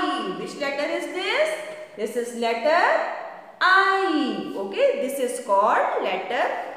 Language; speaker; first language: English; non-native, local second language; Hindi